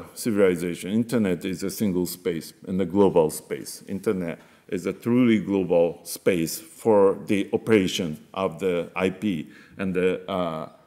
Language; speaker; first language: English; non-native, fluent; Japanese